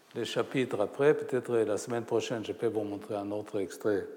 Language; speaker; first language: French; non-native, fluent; Hebrew